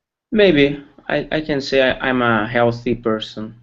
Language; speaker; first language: English; non-native, learner; Portuguese